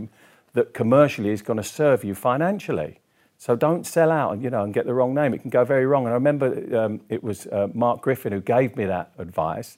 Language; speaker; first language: English; native; English